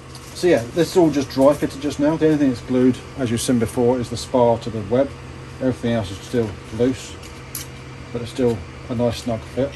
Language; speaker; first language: English; native; English